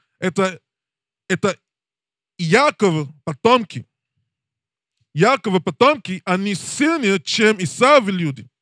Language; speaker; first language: Russian; non-native, learner; English